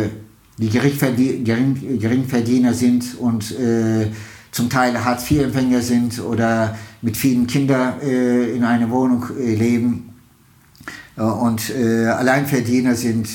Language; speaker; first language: German; non-native, fluent; Turkish